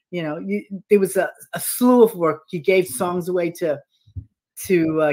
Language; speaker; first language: English; native; English